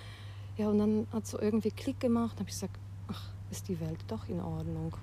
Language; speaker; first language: German; non-native, fluent; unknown